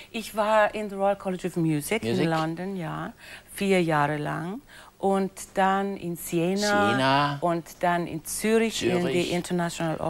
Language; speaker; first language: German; non-native, fluent; English